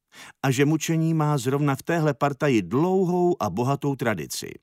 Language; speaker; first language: Czech; native; Czech